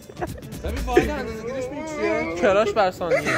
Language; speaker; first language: Persian; native; Persian